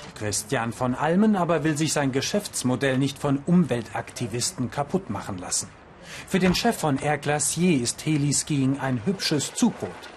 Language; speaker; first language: German; native; German